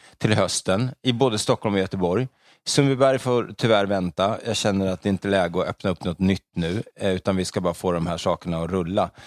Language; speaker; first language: Swedish; native; Swedish